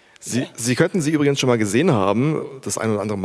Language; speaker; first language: German; native; German